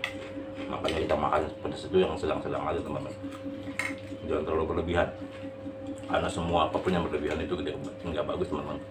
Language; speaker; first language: Indonesian; native; Indonesian